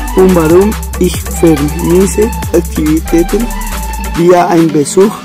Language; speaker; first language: German; non-native, learner; Spanish